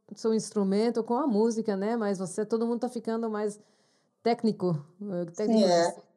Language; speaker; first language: Portuguese; non-native, fluent; Hebrew